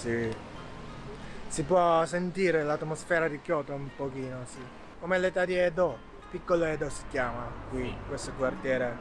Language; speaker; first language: Italian; non-native, learner; Japanese